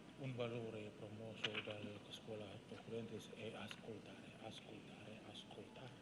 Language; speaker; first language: Italian; non-native, learner; Indonesian